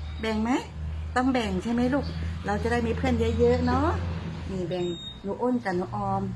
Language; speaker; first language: Thai; native; Thai